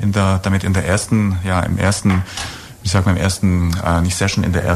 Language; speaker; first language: German; native; German